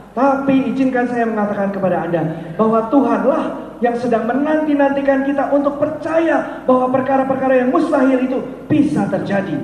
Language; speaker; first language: Indonesian; native; Indonesian